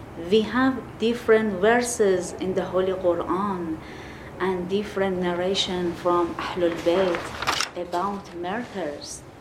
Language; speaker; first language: English; non-native, fluent; Persian